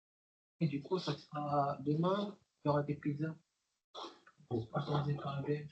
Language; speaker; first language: French; native; French